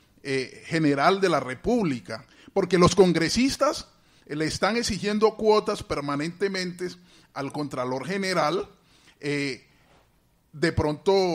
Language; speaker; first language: Spanish; native; Spanish